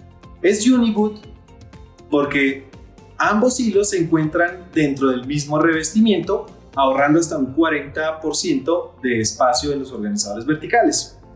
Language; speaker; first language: Spanish; native; Spanish